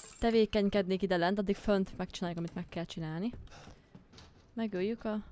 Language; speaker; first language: Hungarian; native; Hungarian